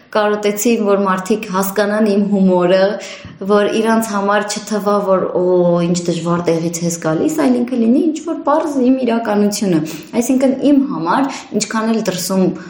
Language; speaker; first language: Armenian; early bilingual, heritage; Armenian